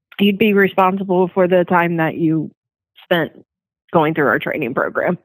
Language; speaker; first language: English; native; English